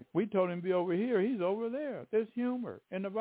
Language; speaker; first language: English; native; English